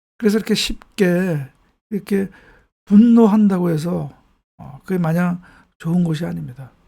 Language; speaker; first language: Korean; native; Korean